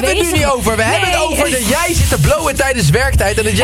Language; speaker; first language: Dutch; native; Dutch